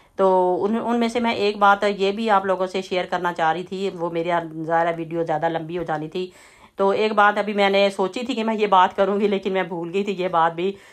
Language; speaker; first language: Urdu; native; Urdu